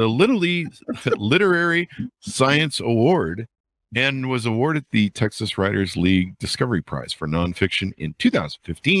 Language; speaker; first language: English; native; English